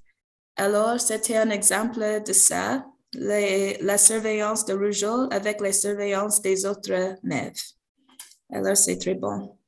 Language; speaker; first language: French; non-native, fluent; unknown